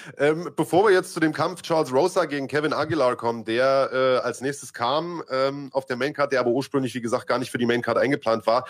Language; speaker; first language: German; native; German